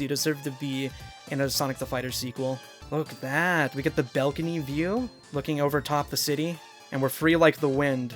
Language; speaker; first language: English; native; English